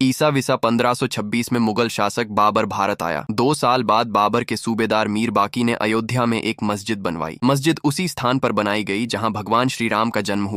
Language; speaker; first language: Hindi; native; Hindi